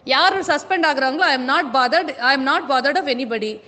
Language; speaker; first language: English; non-native, local second language; Tamil